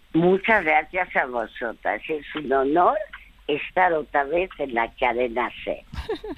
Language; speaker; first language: Spanish; non-native, fluent; French